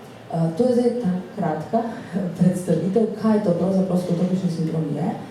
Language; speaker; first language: Slovenian; native; Slovenian